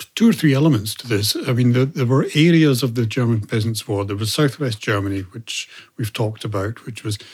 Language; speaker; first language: English; native; English